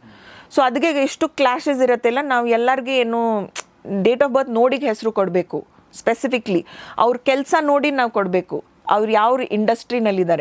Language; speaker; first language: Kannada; non-native, local second language; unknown